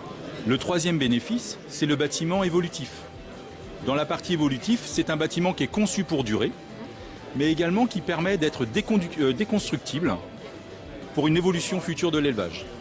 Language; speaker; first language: French; native; French